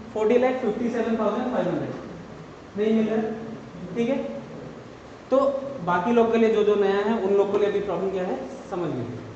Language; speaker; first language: Hindi; non-native, local second language; Assamese